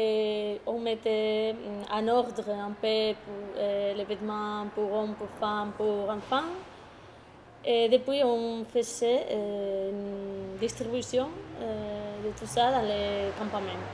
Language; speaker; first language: French; non-native, fluent; Spanish